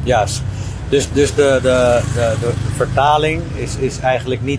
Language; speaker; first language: Dutch; non-native, fluent; Indonesian